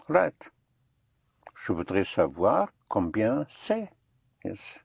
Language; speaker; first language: French; non-native, fluent; English